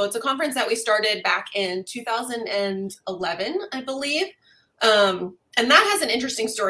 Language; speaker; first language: English; native; English